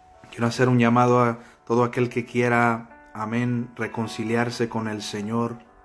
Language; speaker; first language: Spanish; early bilingual, heritage; Spanish